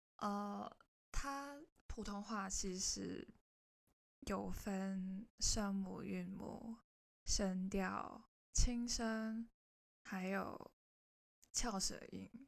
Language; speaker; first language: Chinese; non-native, local second language; Cantonese